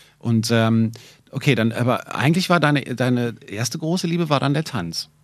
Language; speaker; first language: German; native; German